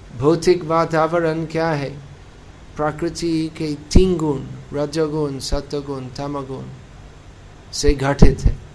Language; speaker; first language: Hindi; non-native, fluent; English